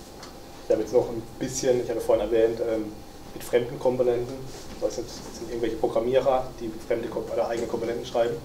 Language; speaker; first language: German; native; German